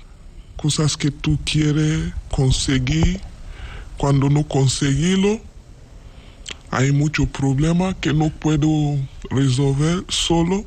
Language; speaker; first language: Spanish; non-native, learner; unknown